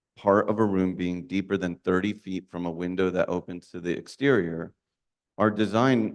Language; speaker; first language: English; native; English